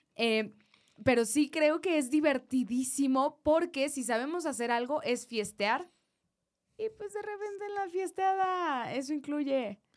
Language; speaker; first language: Spanish; native; Spanish